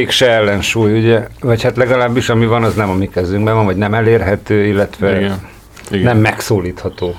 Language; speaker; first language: Hungarian; native; Hungarian